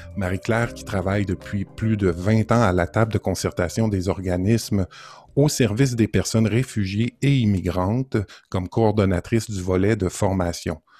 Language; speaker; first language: French; native; French